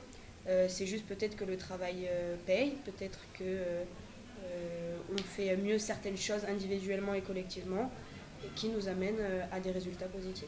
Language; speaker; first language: French; native; French